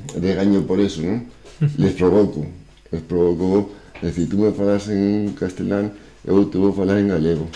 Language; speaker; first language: Galician; non-native, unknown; Spanish